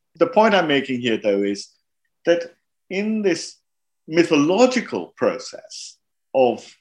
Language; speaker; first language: English; non-native, local second language; Hindi